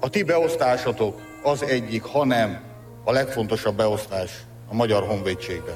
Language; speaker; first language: Hungarian; native; Hungarian